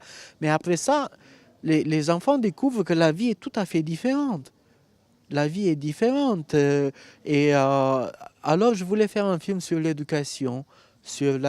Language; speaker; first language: French; non-native, fluent; Romanian